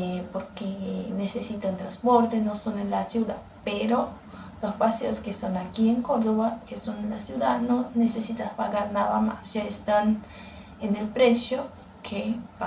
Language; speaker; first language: Spanish; non-native, learner; Portuguese